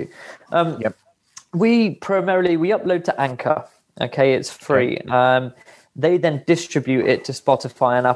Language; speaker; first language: English; native; English